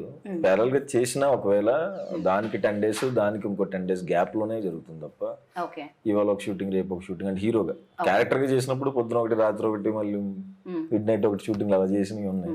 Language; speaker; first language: Telugu; native; Telugu